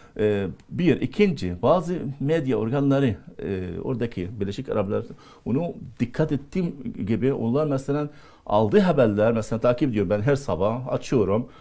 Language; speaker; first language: Turkish; non-native, fluent; Arabic